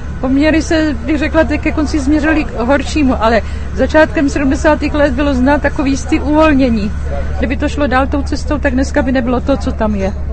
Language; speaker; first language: Czech; native; Czech